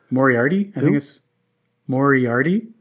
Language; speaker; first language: English; native; English